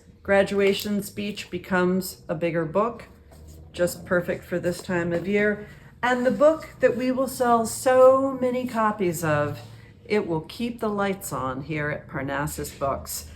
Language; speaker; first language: English; native; English